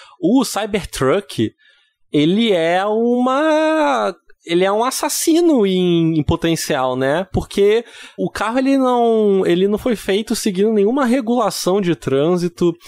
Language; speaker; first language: Portuguese; native; Portuguese